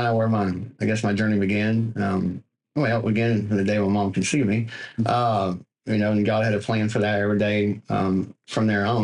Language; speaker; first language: English; native; English